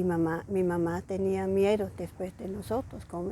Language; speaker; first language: Spanish; non-native, fluent; German